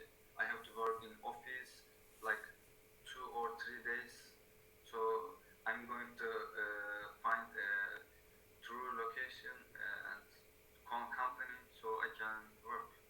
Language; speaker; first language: English; non-native, learner; Turkish